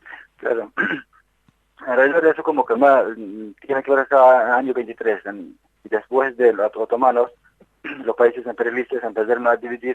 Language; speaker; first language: Spanish; non-native, fluent; Kurdish